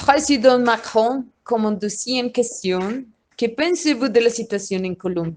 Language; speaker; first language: French; non-native, learner; Spanish